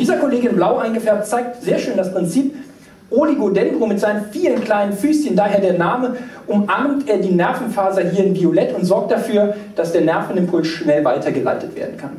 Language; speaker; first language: German; native; German